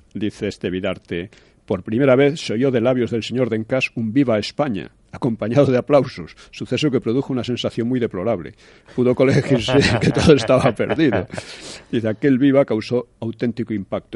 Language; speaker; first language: Spanish; native; Spanish